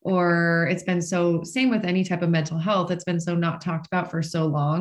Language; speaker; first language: English; native; English